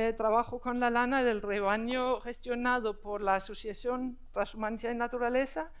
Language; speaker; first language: Spanish; non-native, fluent; Danish